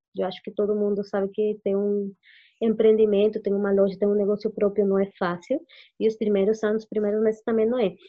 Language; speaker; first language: Portuguese; non-native, fluent; Spanish